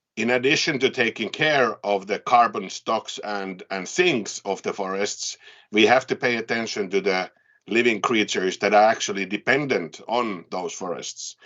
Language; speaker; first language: English; non-native, fluent; Finnish